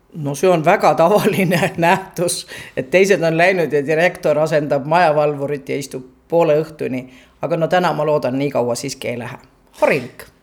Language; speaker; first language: Estonian; native; Estonian